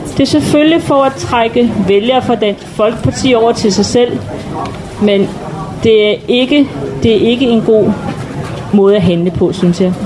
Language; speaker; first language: Danish; native; Danish